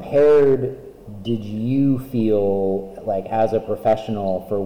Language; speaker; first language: English; native; English